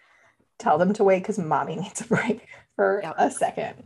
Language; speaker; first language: English; native; English